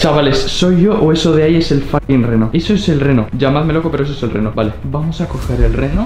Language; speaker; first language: Spanish; native; Spanish